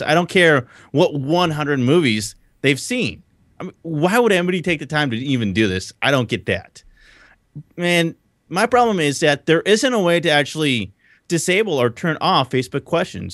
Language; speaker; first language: English; native; English